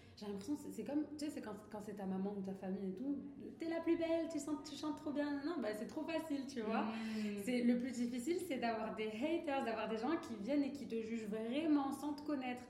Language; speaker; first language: French; non-native, local second language; Arabic